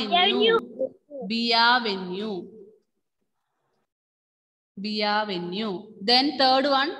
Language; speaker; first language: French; non-native, fluent; Malayalam